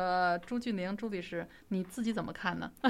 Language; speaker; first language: Chinese; native; Chinese